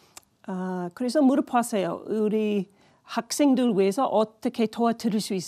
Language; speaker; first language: Korean; non-native, learner; English